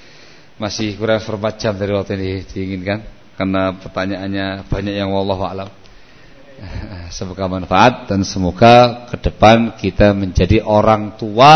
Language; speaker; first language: Indonesian; non-native, local second language; Javanese